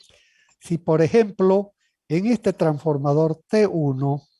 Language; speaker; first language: Spanish; native; Spanish